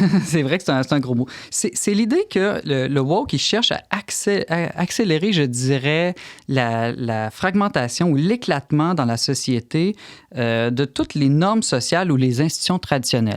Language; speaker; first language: French; native; French